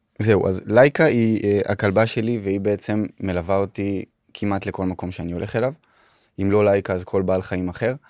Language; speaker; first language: Hebrew; native; Hebrew